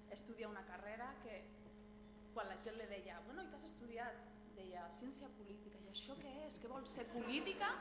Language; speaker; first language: Catalan; non-native, local second language; Spanish